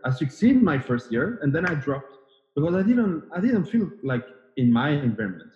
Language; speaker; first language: English; non-native, fluent; French